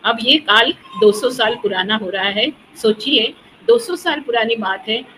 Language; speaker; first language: Hindi; non-native, local second language; Marathi